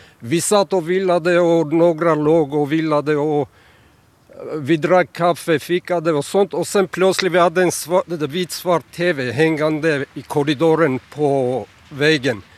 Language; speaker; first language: Swedish; non-native, fluent; Armenian